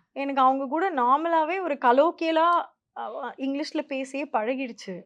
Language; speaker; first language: Tamil; native; Tamil